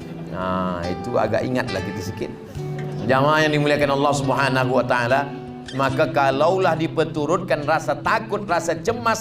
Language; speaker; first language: Malay; native; Malay